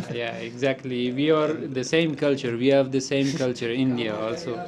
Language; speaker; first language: English; non-native, learner; Persian